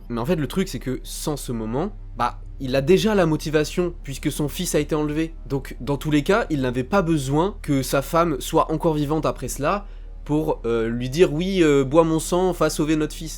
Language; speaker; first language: French; native; French